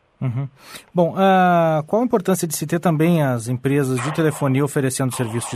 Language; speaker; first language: Portuguese; native; Portuguese